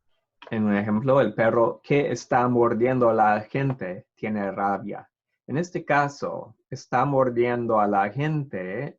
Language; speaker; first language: Spanish; non-native, fluent; English